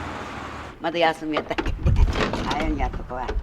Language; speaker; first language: Japanese; native; Japanese